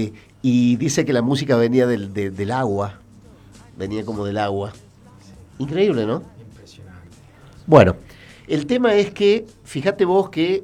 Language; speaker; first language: Spanish; native; Spanish